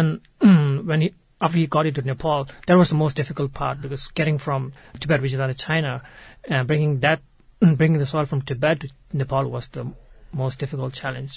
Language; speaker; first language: English; non-native, local second language; Tibetan